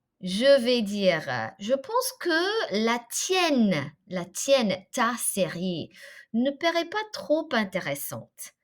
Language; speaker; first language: French; non-native, fluent; English